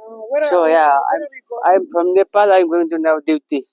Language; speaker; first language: English; non-native, learner; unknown